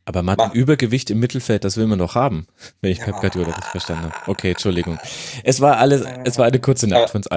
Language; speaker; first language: German; native; German